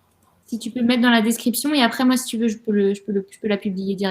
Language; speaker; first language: French; native; French